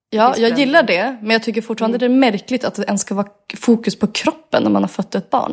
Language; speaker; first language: Swedish; native; Swedish